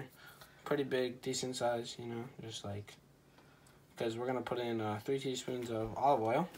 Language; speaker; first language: English; early bilingual, other home language; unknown